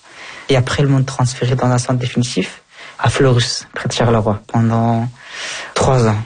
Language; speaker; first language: French; early bilingual, other home language; Persian